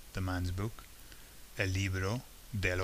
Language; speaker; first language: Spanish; non-native, fluent; English